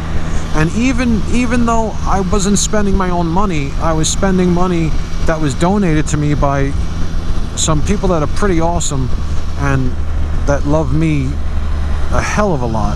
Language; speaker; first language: English; native; English